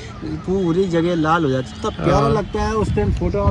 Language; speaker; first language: Hindi; native; Hindi